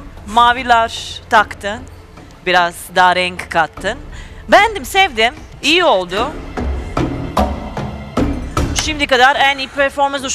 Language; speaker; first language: Turkish; non-native, fluent; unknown